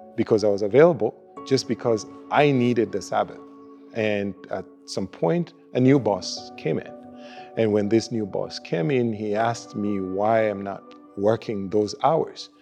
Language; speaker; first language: English; non-native, local second language; Luo (Kenya and Tanzania)